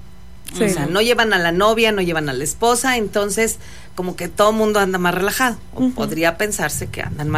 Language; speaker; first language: Spanish; native; Spanish